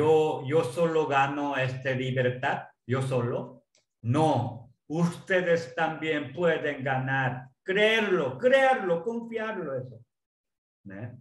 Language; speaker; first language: Spanish; non-native, learner; Korean